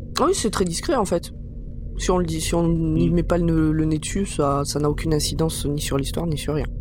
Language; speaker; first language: French; native; French